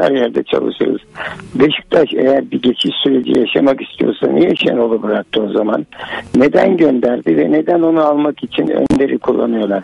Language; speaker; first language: Turkish; native; Turkish